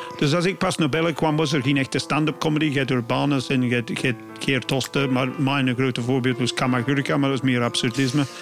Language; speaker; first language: Dutch; non-native, fluent; English